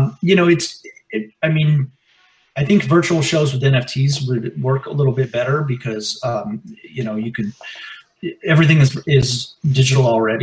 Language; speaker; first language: English; native; English